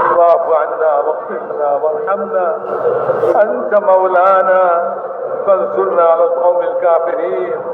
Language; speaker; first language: Arabic; non-native, fluent; Bangla